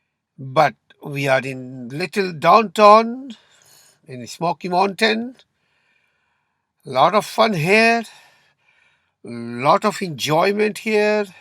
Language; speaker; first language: English; non-native, learner; Urdu